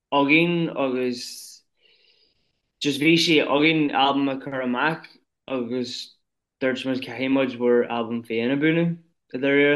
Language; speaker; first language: Irish; non-native, local second language; English